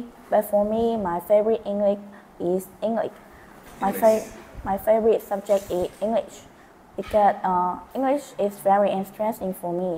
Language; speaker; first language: English; non-native, learner; Vietnamese